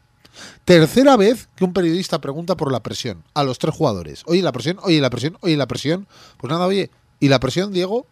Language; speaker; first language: Spanish; native; Spanish